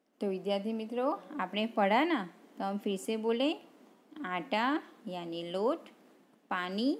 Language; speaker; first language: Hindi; non-native, local second language; Gujarati